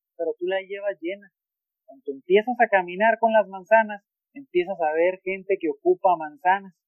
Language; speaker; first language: Spanish; native; Spanish